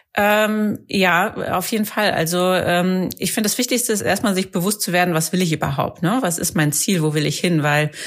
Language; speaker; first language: German; native; German